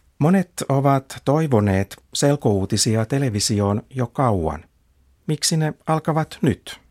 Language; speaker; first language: Finnish; native; Finnish